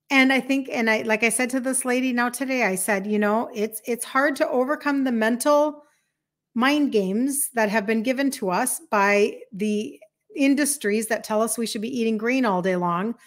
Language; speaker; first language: English; native; English